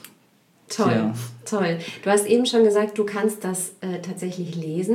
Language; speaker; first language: German; native; German